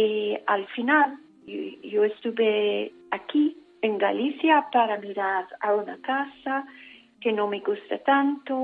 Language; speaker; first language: Spanish; non-native, fluent; English